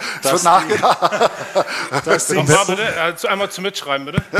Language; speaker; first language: German; native; German